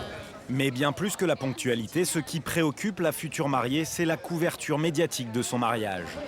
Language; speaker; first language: French; native; French